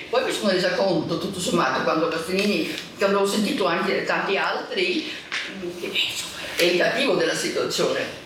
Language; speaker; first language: Italian; non-native, fluent; German